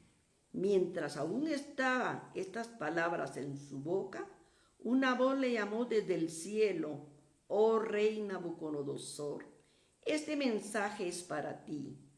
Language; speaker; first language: Spanish; native; Spanish